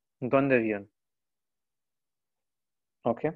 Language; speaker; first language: Spanish; non-native, fluent; Arabic